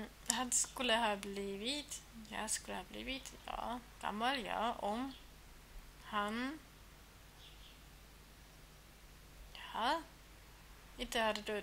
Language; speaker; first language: Swedish; non-native, learner; German